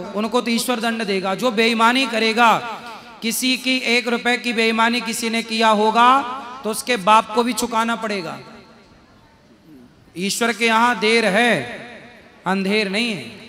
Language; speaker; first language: Hindi; native; Hindi